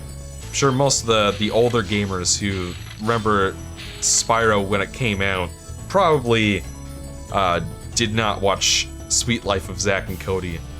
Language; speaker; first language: English; native; English